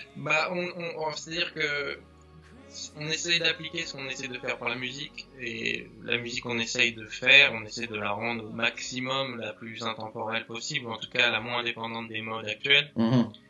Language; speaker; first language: French; native; French